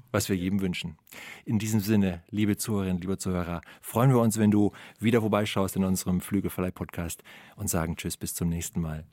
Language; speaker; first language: German; native; German